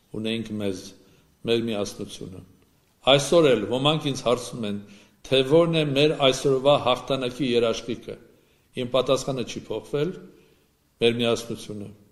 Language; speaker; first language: Armenian; native; Armenian